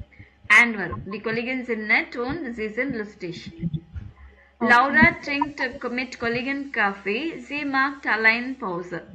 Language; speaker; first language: German; non-native, learner; Tamil